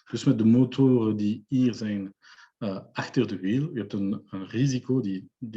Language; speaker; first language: Dutch; non-native, local second language; French